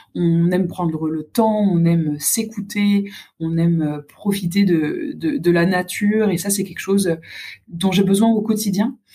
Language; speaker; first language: French; native; French